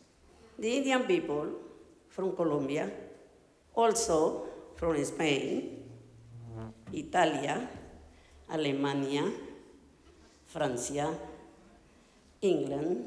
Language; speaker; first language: English; non-native, learner; Spanish